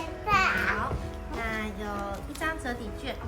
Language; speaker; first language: Chinese; native; Chinese